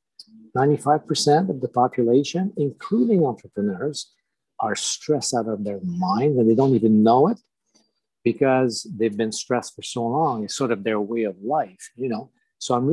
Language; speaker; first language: English; non-native, fluent; French